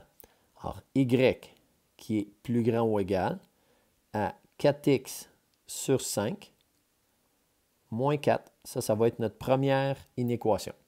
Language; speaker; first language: French; native; French